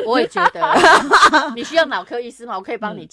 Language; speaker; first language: Chinese; native; Chinese